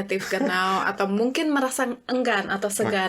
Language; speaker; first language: Indonesian; native; Indonesian